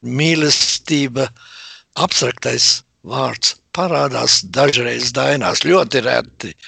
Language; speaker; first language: Latvian; native; Latvian